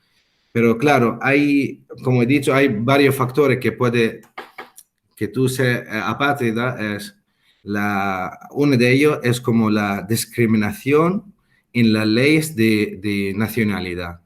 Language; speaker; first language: Spanish; non-native, fluent; Arabic